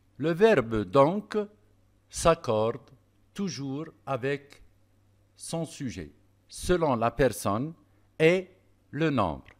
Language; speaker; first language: French; non-native, local second language; Arabic